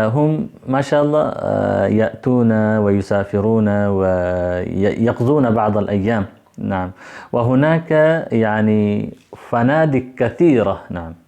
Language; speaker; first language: Arabic; non-native, fluent; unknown